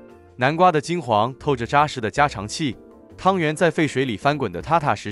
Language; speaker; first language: Chinese; native; Chinese